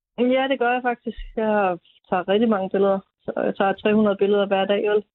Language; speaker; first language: Danish; native; Danish